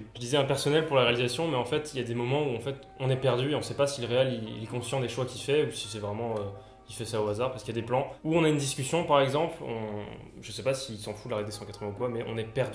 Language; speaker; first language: French; native; French